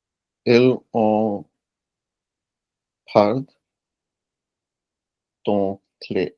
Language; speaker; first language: French; non-native, learner; Punjabi